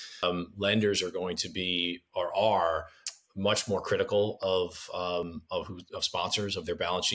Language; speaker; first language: English; native; English